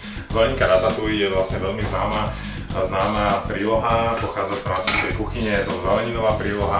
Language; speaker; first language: Slovak; native; Slovak